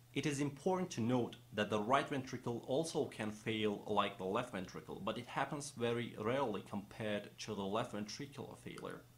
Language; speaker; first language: English; non-native, fluent; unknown